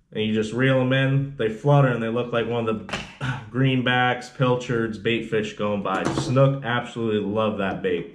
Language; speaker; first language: English; native; English